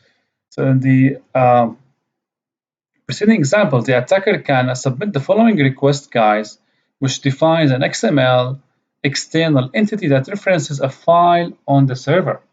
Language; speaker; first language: English; non-native, fluent; Arabic